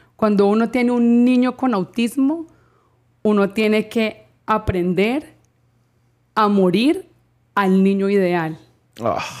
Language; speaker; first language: Spanish; native; Spanish